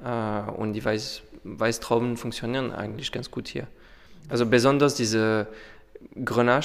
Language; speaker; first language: German; non-native, fluent; French